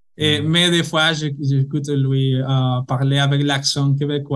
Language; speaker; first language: French; non-native, learner; Spanish